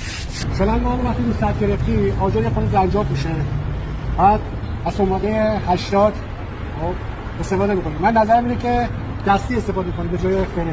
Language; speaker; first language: Persian; native; Persian